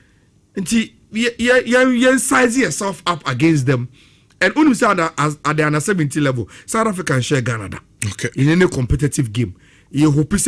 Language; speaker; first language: English; non-native, local second language; Akan